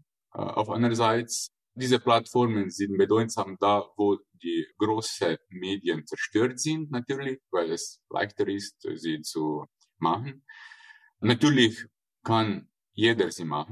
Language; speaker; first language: German; non-native, fluent; Slovenian